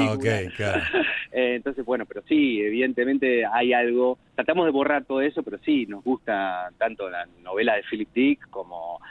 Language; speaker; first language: Spanish; native; Spanish